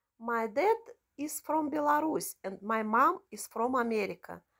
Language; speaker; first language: English; non-native, fluent; Russian